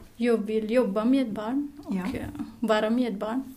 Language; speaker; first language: Swedish; non-native, learner; Indonesian